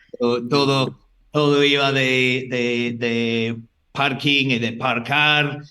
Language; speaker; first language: Spanish; non-native, fluent; English